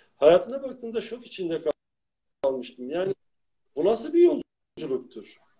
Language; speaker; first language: Turkish; native; Turkish